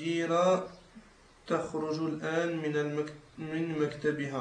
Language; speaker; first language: Arabic; non-native, learner; French